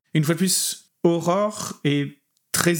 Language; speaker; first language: French; native; French